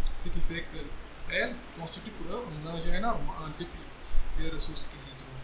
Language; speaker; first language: French; non-native, local second language; Wolof